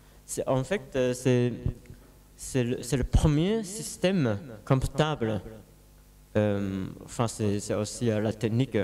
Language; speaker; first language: French; non-native, learner; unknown